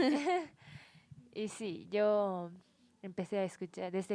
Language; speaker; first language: Spanish; non-native, learner; Japanese